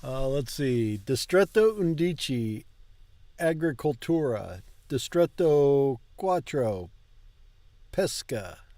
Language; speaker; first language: Italian; non-native, learner; English